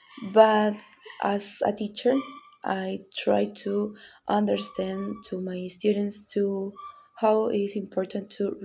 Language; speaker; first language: English; non-native, learner; Spanish